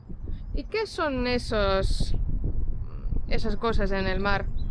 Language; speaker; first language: Spanish; non-native, fluent; Estonian